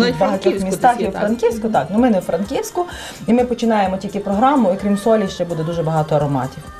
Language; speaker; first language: Ukrainian; native; Ukrainian